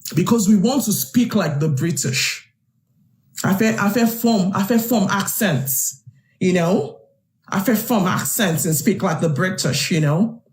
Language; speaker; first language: English; non-native, local second language; Yoruba